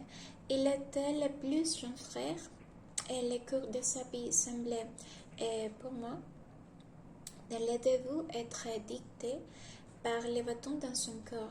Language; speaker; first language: French; non-native, learner; Spanish